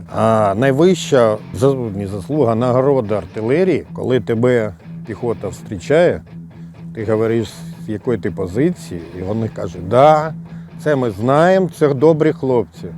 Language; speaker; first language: Ukrainian; early bilingual, other home language; Russian